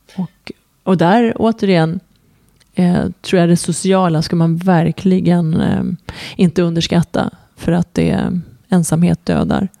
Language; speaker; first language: Swedish; early bilingual, other home language; Persian